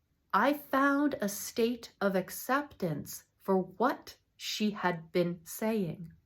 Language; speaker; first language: English; native; English